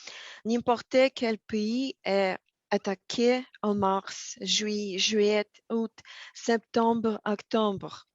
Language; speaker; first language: French; non-native, learner; Russian